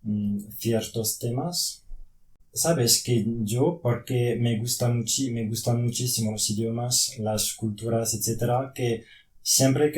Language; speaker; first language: Spanish; non-native, fluent; French